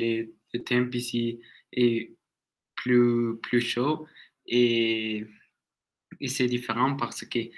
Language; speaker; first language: French; non-native, learner; Spanish